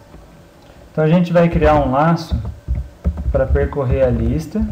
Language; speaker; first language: Portuguese; native; Portuguese